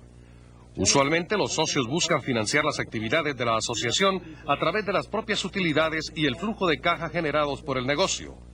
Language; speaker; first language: Spanish; native; Spanish